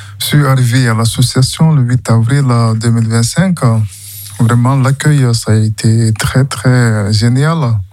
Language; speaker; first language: French; non-native, learner; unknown